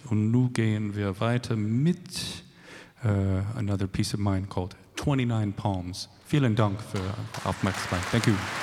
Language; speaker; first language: German; non-native, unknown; English